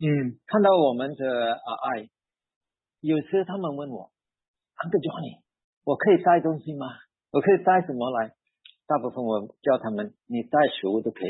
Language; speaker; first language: Chinese; early bilingual, heritage; Chinese